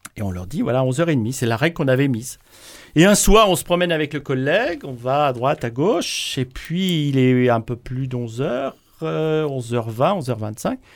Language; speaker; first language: French; native; French